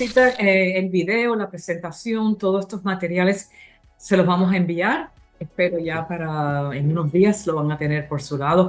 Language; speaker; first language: Spanish; early bilingual, heritage; English